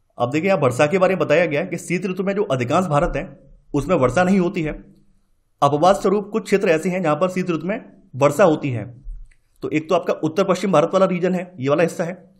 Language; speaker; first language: Hindi; native; Hindi